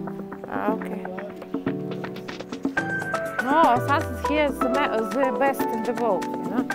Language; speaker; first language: English; non-native, learner; Russian